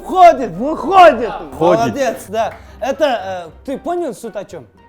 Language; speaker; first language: Russian; non-native, local second language; Kazakh